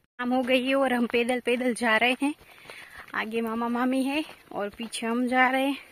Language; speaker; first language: Hindi; non-native, local second language; Gujarati